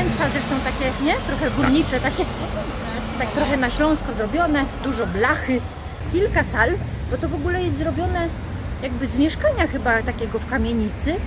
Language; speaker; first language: Polish; native; Polish